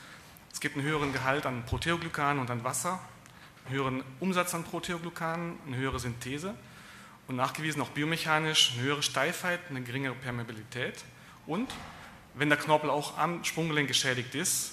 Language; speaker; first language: German; native; German